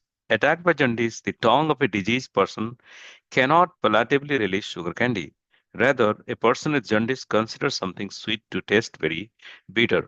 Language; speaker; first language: English; non-native, fluent; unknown